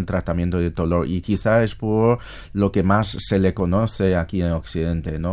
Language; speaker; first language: Spanish; non-native, fluent; Chinese